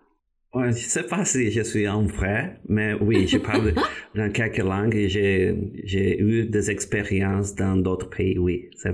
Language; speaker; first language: French; non-native, fluent; Portuguese